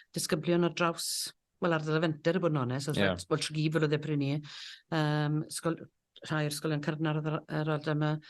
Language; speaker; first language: Welsh; native; Welsh